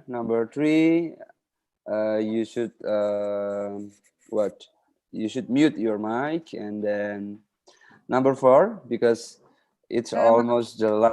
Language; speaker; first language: English; non-native, fluent; Indonesian